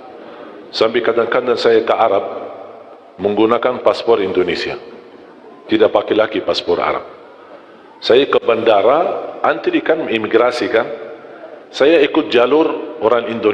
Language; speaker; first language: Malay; non-native, fluent; Arabic